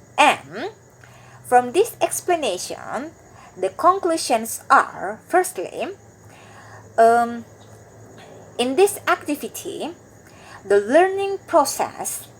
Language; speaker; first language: English; non-native, learner; Indonesian